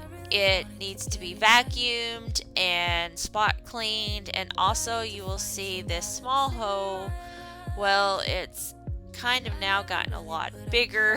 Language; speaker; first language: English; native; English